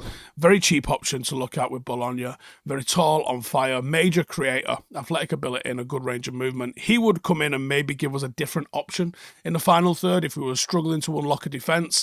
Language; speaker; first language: English; native; English